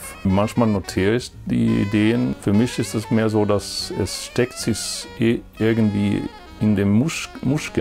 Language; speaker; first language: German; non-native, fluent; Swedish